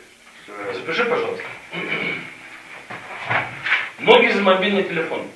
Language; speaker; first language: Russian; native; Russian